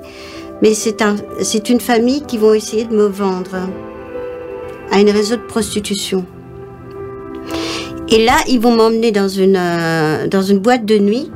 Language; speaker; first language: French; non-native, local second language; Morisyen